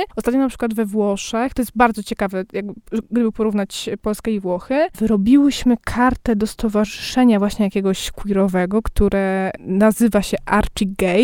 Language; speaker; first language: Polish; native; Polish